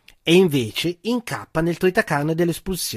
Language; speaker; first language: Italian; native; Italian